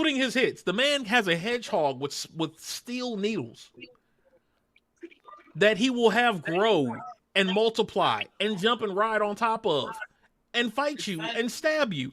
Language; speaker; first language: English; native; English